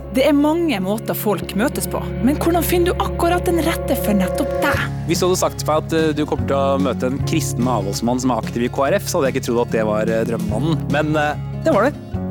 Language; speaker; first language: Norwegian; native; Norwegian